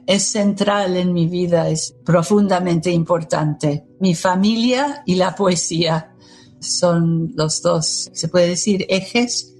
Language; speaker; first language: Spanish; non-native, fluent; English